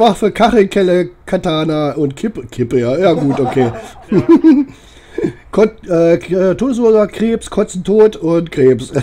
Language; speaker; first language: German; native; German